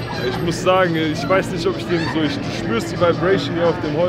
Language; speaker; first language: German; native; German